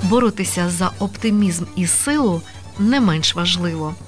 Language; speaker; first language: Ukrainian; native; Ukrainian